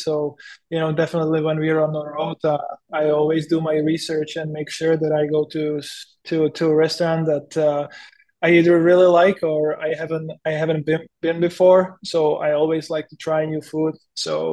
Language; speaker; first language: English; non-native, fluent; Czech